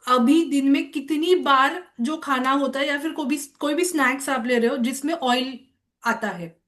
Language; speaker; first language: Hindi; non-native, local second language; Marathi